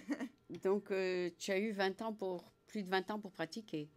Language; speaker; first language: French; native; French